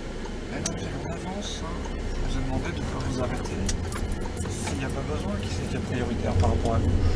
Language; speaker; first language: French; native; French